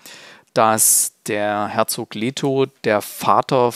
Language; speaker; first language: German; native; German